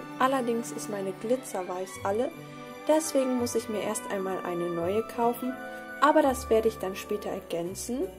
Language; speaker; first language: German; native; German